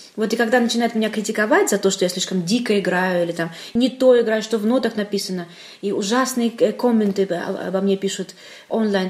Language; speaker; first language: Russian; non-native, local second language; Romanian